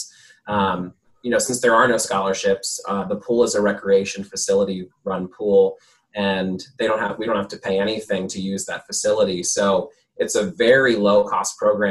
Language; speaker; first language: English; native; English